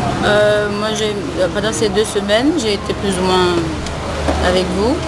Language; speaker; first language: French; non-native, local second language; Haitian Creole